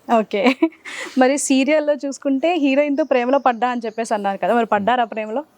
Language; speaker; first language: Telugu; native; Telugu